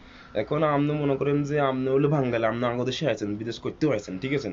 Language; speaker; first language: Bangla; non-native, fluent; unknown